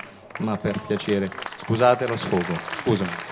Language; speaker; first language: Italian; native; Italian